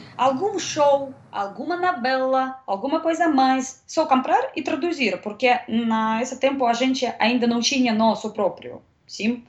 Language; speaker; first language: Portuguese; non-native, learner; Russian